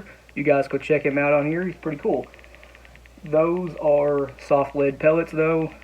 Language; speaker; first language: English; native; English